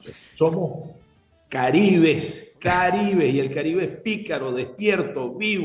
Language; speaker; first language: Spanish; native; Spanish